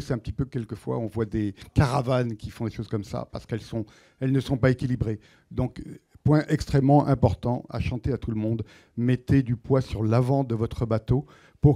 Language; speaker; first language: French; native; French